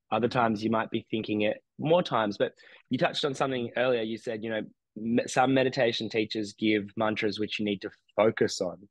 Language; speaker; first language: English; native; English